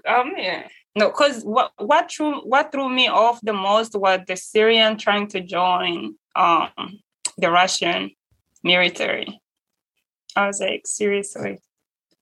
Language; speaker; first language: English; non-native, local second language; Kinyarwanda